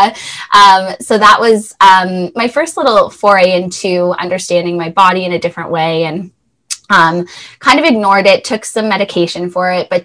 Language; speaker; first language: English; native; English